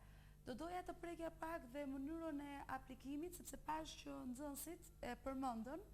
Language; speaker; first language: Albanian; native; Albanian